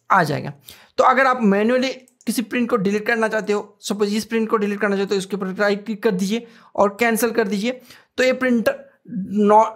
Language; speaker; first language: Hindi; native; Hindi